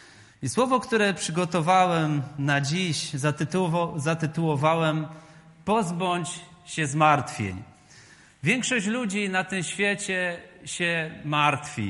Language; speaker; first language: Polish; native; Polish